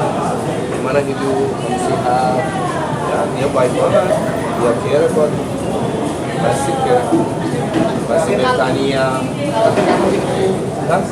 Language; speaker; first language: Indonesian; non-native, learner; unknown